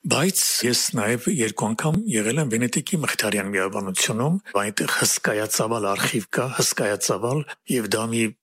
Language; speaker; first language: Armenian; native; Armenian